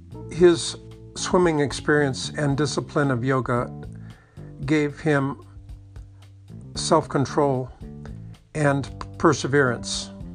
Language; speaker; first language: English; native; English